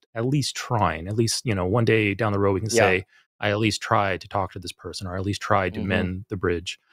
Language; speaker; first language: English; native; English